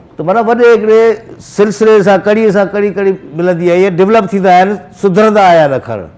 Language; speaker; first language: Sindhi; native; Sindhi